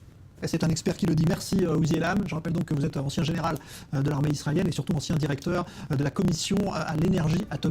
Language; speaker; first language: French; native; French